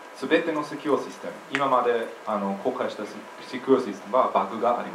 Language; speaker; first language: Japanese; non-native, fluent; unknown